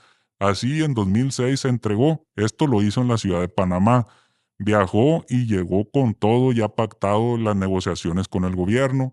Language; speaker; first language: Spanish; native; Spanish